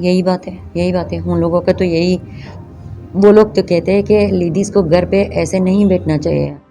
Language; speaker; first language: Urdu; non-native, local second language; Persian